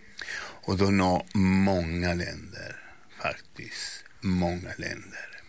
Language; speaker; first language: Swedish; non-native, learner; Spanish